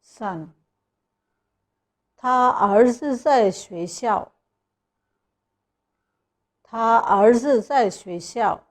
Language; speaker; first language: Chinese; non-native, fluent; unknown